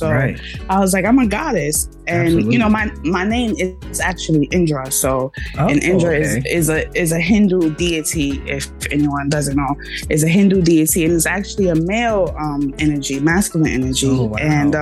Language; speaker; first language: English; native; English